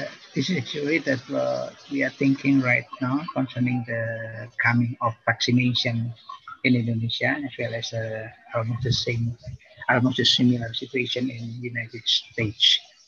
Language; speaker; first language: English; non-native, fluent; Indonesian